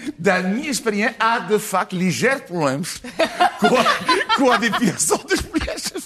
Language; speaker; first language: Portuguese; non-native, fluent; French